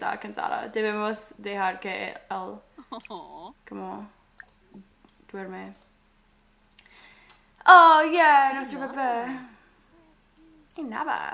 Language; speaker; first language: Spanish; non-native, learner; English